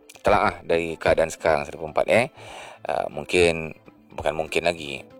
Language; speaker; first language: Indonesian; native; Indonesian